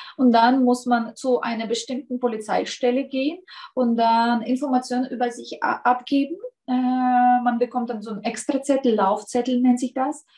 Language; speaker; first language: German; non-native, fluent; Russian